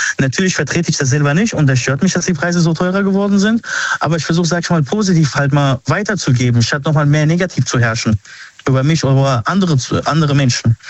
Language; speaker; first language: German; early bilingual, other home language; Arabic